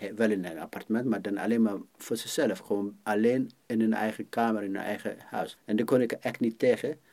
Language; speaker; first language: Dutch; non-native, fluent; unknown